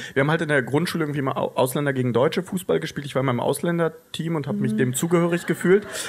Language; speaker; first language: German; early bilingual, other home language; Russian